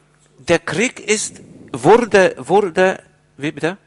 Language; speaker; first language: German; non-native, fluent; Polish